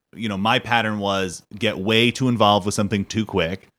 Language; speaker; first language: English; native; English